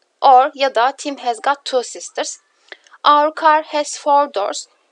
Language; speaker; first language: English; non-native, fluent; Turkish